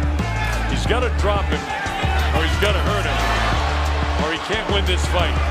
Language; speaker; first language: English; native; English